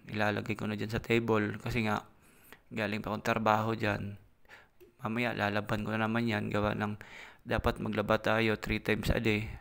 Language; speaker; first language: Filipino; non-native, local second language; Cebuano